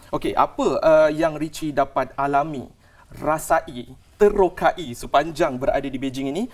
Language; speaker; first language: Malay; native; Malay